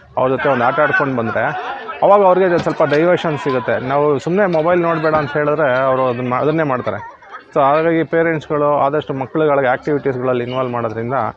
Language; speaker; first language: Kannada; native; Kannada